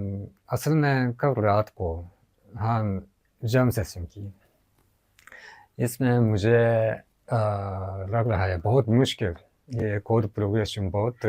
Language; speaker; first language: Hindi; non-native, learner; Japanese